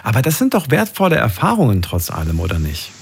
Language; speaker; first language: German; native; German